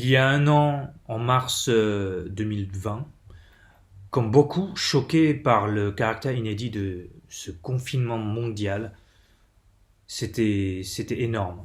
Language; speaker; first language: French; non-native, fluent; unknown